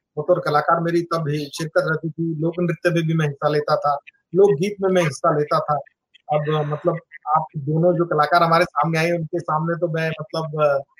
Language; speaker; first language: Hindi; non-native, local second language; Marathi